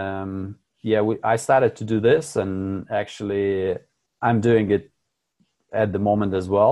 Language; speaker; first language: English; non-native, fluent; Russian